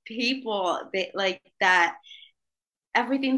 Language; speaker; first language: English; native; English